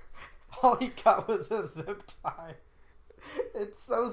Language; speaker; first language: English; native; English